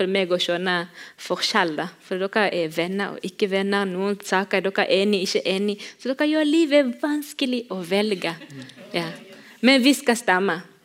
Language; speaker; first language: Norwegian; non-native, fluent; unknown